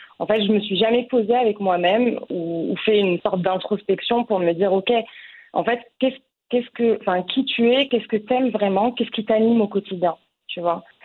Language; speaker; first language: French; non-native, local second language; Arabic